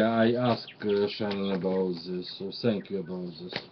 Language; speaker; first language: English; non-native, learner; Russian